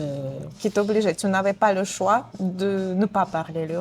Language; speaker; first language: French; non-native, fluent; Russian